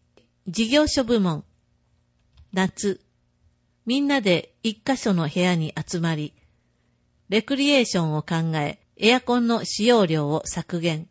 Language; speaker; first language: Japanese; native; Japanese